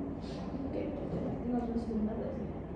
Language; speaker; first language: Indonesian; native; Indonesian